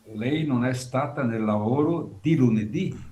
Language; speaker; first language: Italian; non-native, learner; Portuguese